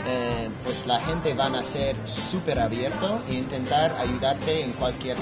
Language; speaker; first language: Spanish; non-native, fluent; English